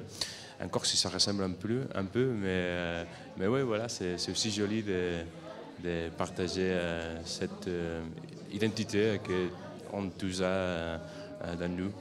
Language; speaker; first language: French; non-native, fluent; Catalan